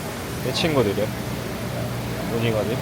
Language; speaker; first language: Korean; native; Korean